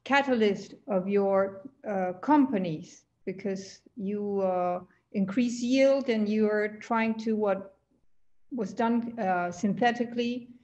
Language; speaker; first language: English; non-native, fluent; Spanish